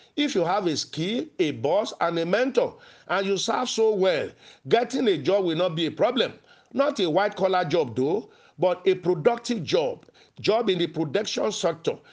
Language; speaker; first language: English; non-native, local second language; Yoruba